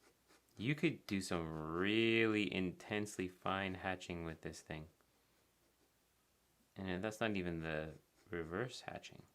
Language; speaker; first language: English; native; English